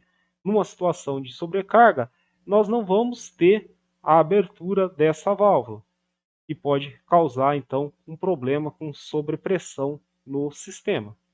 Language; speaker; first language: Portuguese; native; Portuguese